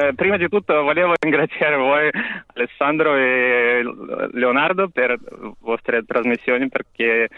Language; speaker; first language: Italian; non-native, learner; Russian